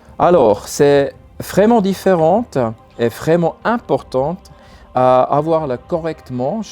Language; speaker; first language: French; non-native, learner; German